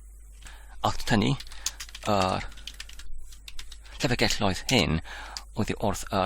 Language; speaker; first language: Welsh; non-native, learner; English